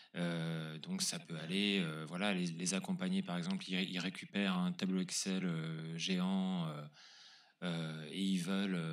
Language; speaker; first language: French; native; French